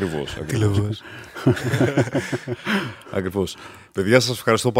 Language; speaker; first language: Greek; native; Greek